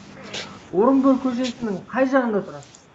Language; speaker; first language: Kazakh; native; Kazakh